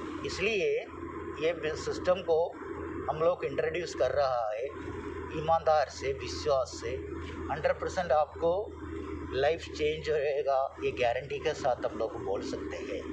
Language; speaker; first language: Hindi; non-native, local second language; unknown